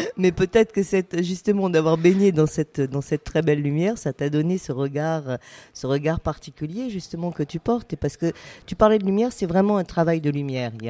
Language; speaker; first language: French; native; French